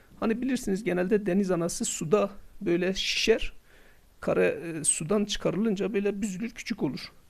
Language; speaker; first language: Turkish; non-native, local second language; Kurdish